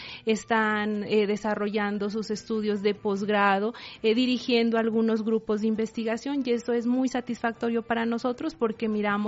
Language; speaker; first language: Spanish; native; Spanish